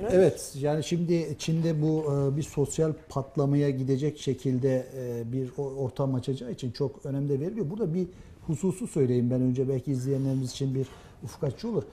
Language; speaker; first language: Turkish; native; Turkish